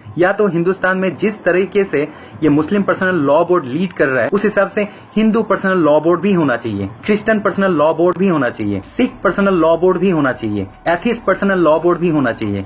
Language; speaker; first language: Hindi; non-native, fluent; Bangla